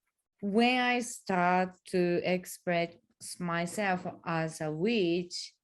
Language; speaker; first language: English; non-native, learner; Japanese